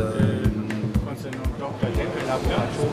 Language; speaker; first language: French; non-native, learner; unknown